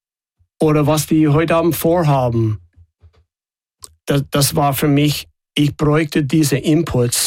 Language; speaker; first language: German; non-native, fluent; English